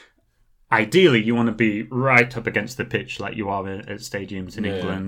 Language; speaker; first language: English; native; English